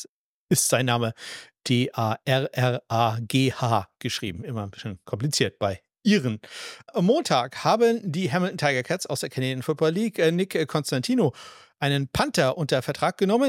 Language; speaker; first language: German; native; German